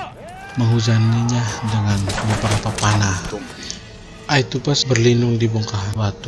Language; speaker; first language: Indonesian; native; Indonesian